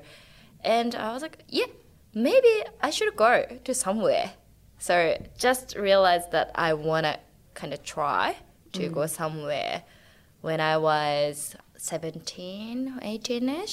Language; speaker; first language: English; non-native, fluent; Japanese